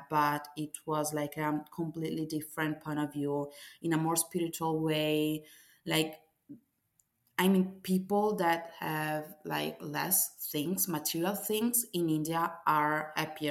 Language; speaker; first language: English; non-native, fluent; Italian